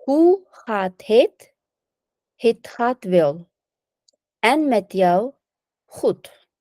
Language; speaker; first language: Dutch; non-native, fluent; Uyghur